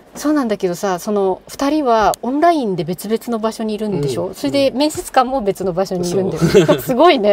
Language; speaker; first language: Japanese; native; Japanese